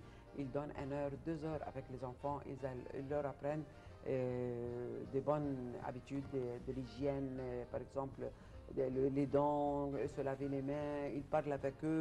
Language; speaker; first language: French; non-native, fluent; Arabic